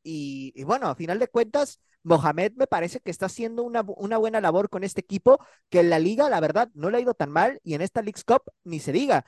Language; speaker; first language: Spanish; native; Spanish